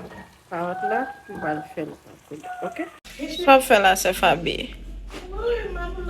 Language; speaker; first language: French; non-native, local second language; Haitian Creole